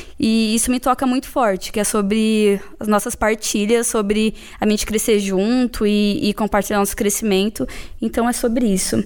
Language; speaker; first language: Portuguese; native; Portuguese